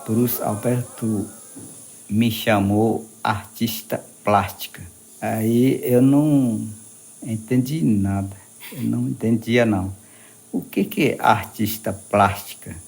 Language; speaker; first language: Portuguese; non-native, local second language; Yanomámi